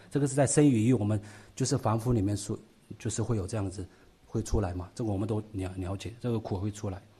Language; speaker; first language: Chinese; non-native, local second language; Tibetan